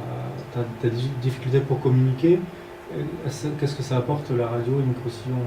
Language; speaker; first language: French; native; French